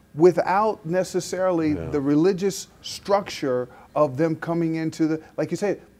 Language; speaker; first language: English; native; English